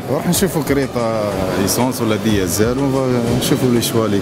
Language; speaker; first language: Arabic; native; Arabic